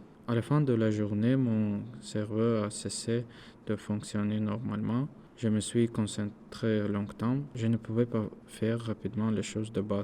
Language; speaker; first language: French; non-native, learner; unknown